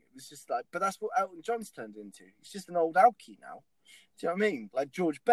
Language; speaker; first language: English; native; English